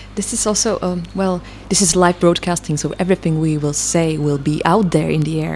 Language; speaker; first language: English; non-native, fluent; Czech